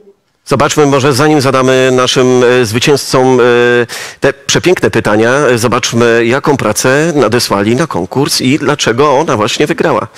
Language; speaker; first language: Polish; native; Polish